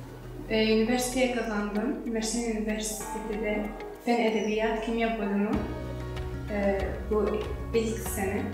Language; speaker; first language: Turkish; non-native, learner; Arabic